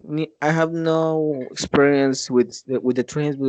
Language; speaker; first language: English; non-native, learner; Spanish